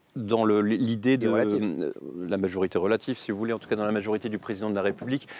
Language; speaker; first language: French; native; French